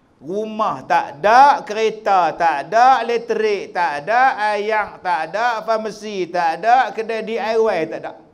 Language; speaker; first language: Malay; native; Malay